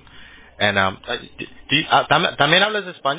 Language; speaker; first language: Spanish; early bilingual, heritage; Spanish